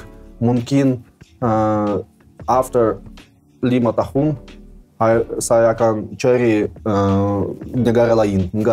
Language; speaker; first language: Indonesian; non-native, learner; Russian